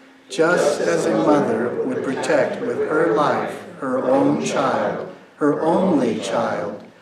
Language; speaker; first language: English; native; English